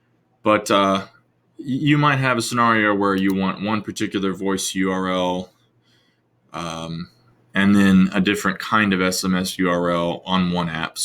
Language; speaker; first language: English; native; English